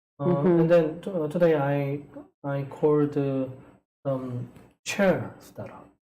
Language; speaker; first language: English; non-native, learner; Korean